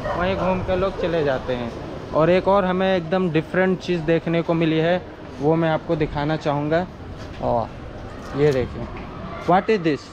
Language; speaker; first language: Hindi; native; Hindi